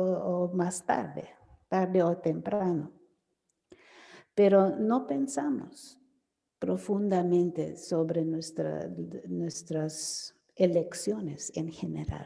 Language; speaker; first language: Spanish; non-native, fluent; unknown